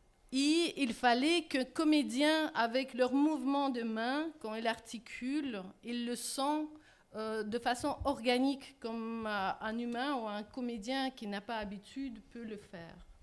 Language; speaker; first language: French; non-native, fluent; Russian